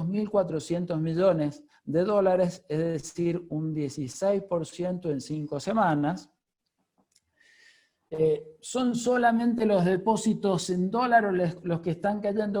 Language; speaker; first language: Spanish; native; Spanish